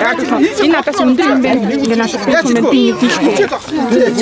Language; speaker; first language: Mongolian; native; Mongolian